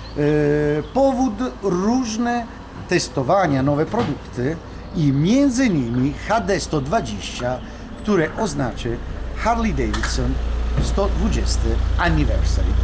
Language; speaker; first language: Polish; non-native, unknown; Italian